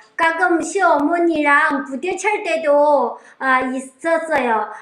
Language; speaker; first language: Korean; non-native, learner; Chinese